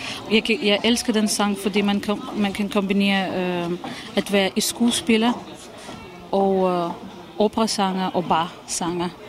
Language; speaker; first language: Danish; non-native, fluent; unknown